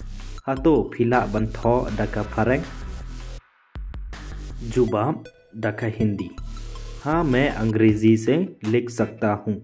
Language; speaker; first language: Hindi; non-native, local second language; Khasi